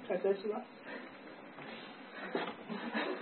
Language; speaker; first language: Japanese; non-native, learner; English